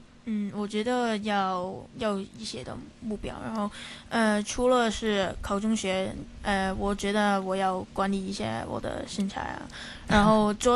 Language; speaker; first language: Chinese; non-native, local second language; Cantonese